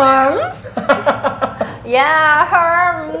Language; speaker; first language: English; non-native, learner; Thai